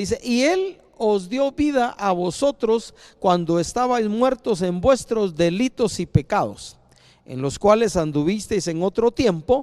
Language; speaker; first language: Spanish; native; Spanish